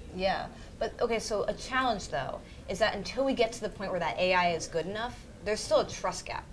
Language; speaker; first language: English; native; English